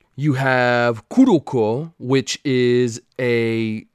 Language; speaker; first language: English; native; English